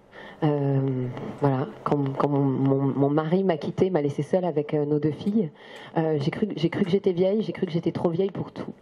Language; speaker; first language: French; native; French